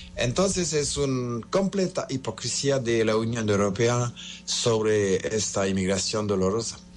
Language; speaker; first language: Spanish; non-native, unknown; French